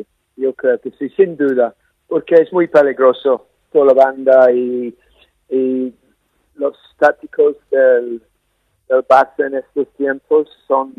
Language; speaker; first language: Spanish; non-native, fluent; English